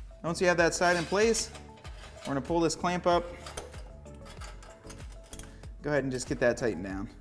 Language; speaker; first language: English; native; English